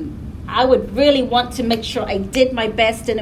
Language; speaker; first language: English; native; English